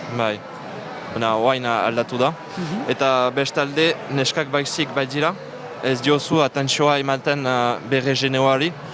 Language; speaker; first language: Basque; non-native, local second language; French